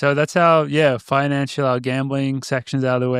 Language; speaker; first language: English; native; English